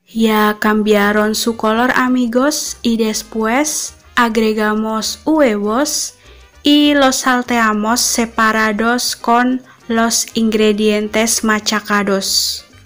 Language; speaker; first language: Spanish; non-native, fluent; Indonesian